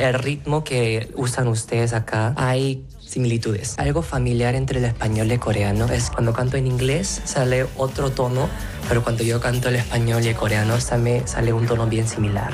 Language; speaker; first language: Spanish; non-native, fluent; Korean